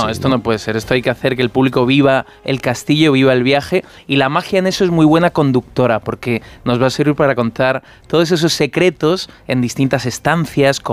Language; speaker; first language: Spanish; native; Spanish